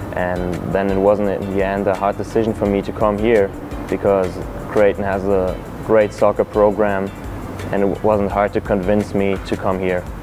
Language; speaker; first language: English; non-native, fluent; German